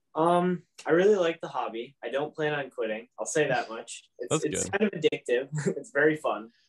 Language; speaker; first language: English; native; English